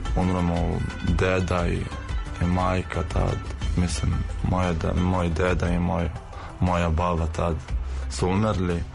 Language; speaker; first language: Serbian; non-native, fluent; Arabic